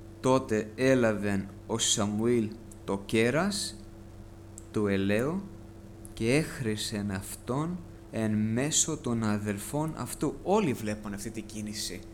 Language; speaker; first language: Greek; early bilingual, heritage; Greek